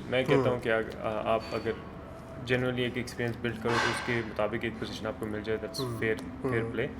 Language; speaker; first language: Urdu; native; Urdu